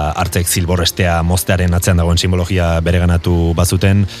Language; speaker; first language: Basque; native; Basque